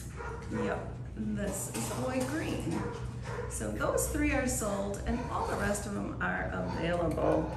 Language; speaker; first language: English; native; English